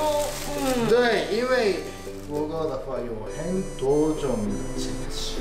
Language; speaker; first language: Chinese; non-native, fluent; Japanese